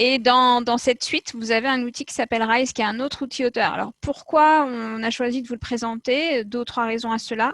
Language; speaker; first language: French; native; French